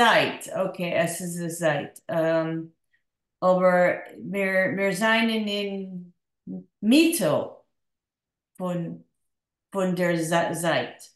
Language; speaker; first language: German; non-native, learner; English